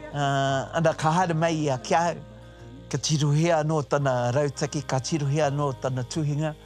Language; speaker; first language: Māori; native; Māori